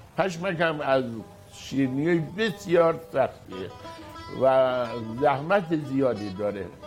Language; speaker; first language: Persian; native; Persian